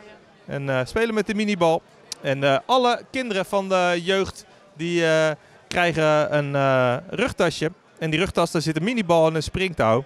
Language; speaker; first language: Dutch; native; Dutch